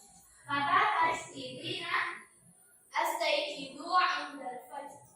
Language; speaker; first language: Arabic; non-native, learner; Indonesian